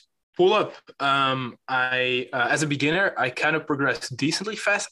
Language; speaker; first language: English; non-native, fluent; Dutch